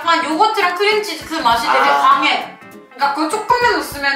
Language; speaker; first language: Korean; native; Korean